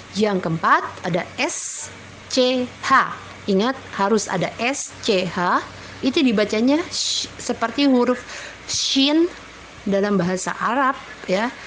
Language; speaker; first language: Indonesian; native; Indonesian